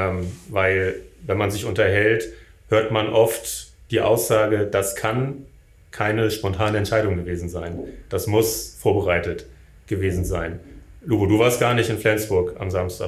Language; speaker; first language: German; native; German